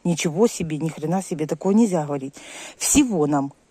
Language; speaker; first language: Russian; non-native, local second language; Ukrainian